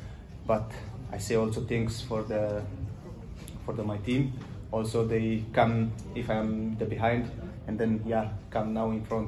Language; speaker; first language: English; non-native, learner; Tigrinya